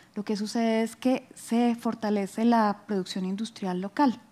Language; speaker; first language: Spanish; native; Spanish